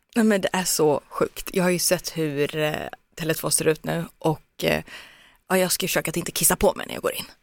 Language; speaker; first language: Swedish; early bilingual, other home language; Turoyo